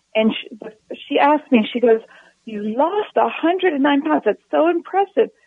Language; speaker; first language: English; native; English